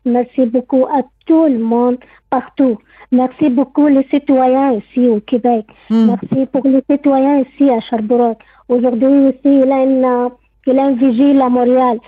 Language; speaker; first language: French; non-native, learner; Arabic